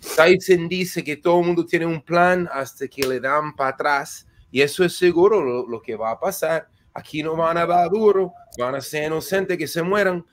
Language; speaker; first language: Spanish; non-native, fluent; English